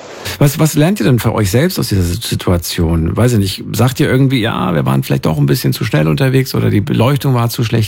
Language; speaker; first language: German; native; German